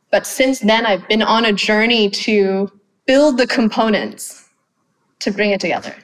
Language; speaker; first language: English; non-native, fluent; Thai